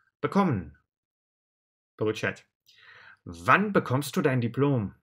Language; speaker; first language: German; non-native, fluent; Russian